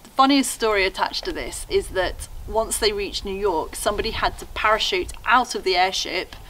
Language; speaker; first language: English; native; English